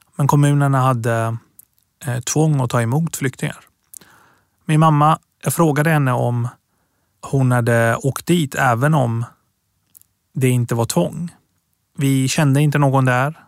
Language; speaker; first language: Swedish; early bilingual, other home language; Persian